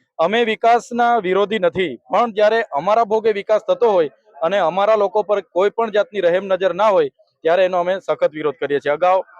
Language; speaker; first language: Gujarati; non-native, local second language; Bhili